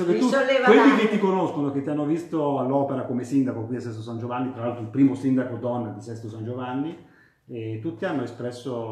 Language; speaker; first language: Italian; native; Italian